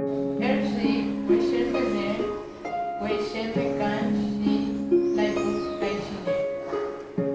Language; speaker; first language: Chinese; non-native, learner; Spanish